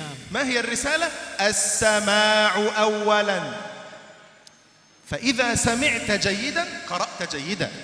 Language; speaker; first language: Arabic; native; Arabic